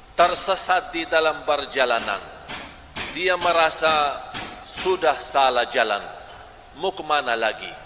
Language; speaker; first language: Malay; non-native, fluent; Arabic